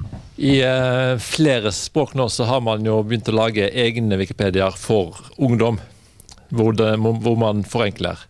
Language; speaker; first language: Norwegian; non-native, fluent; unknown